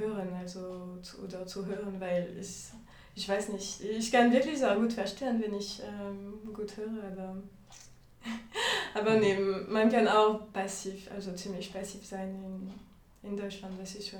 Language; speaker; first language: German; non-native, fluent; French